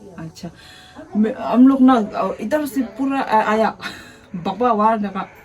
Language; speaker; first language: Hindi; non-native, local second language; Tibetan